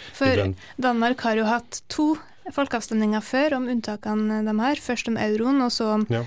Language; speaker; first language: Norwegian; native; Norwegian